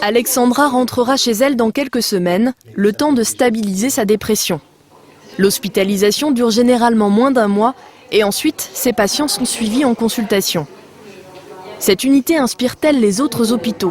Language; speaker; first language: French; native; French